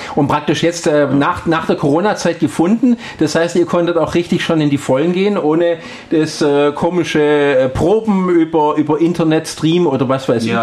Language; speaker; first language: German; native; German